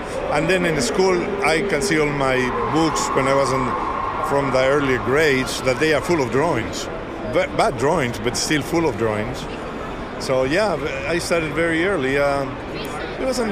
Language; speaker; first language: English; non-native, fluent; Spanish